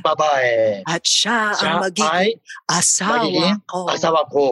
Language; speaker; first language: Filipino; native; Filipino